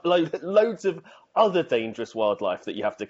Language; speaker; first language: English; native; English